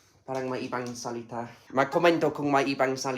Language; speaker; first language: Filipino; non-native, learner; English